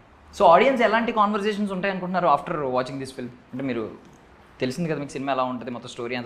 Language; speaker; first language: Telugu; native; Telugu